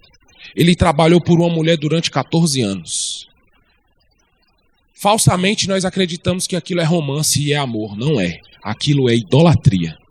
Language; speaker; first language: Portuguese; native; Portuguese